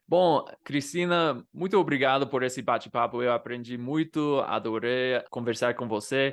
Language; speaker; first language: Portuguese; non-native, fluent; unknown